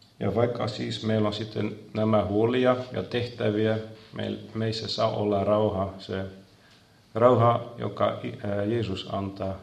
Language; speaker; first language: Finnish; non-native, fluent; Dutch